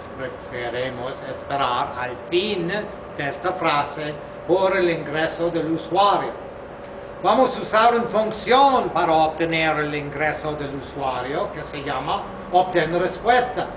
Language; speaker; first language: Spanish; non-native, fluent; English